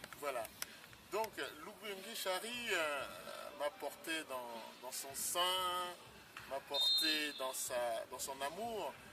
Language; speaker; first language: French; non-native, local second language; Sango